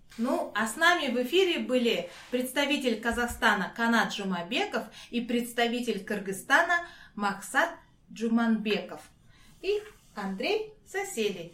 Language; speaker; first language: Russian; non-native, fluent; Korean